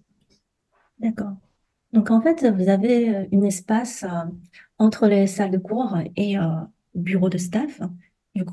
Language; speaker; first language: French; non-native, fluent; Chinese